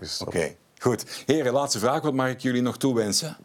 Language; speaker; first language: Dutch; native; Dutch